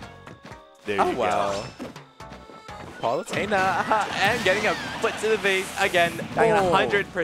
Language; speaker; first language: English; native; English